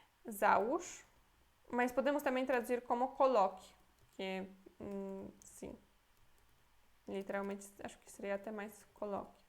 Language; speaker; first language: Portuguese; non-native, fluent; Polish